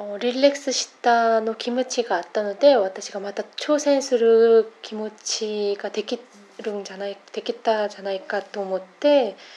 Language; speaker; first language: Japanese; non-native, fluent; Korean